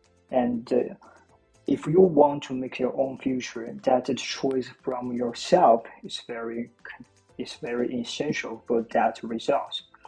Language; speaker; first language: English; non-native, learner; Chinese